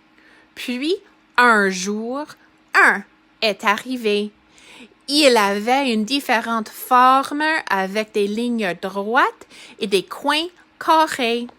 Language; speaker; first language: French; non-native, fluent; English